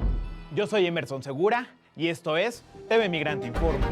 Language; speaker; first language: Spanish; native; Spanish